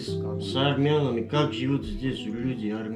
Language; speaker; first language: Russian; non-native, local second language; Armenian